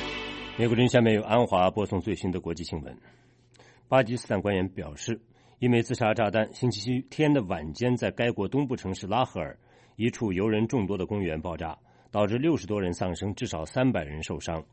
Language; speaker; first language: Chinese; native; Chinese